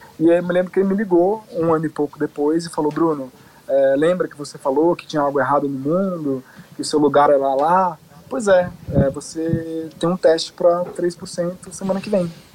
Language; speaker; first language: Portuguese; native; Portuguese